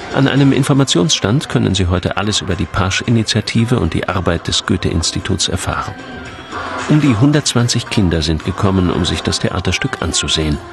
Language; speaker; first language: German; native; German